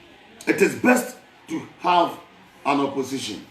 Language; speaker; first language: English; non-native, local second language; Akan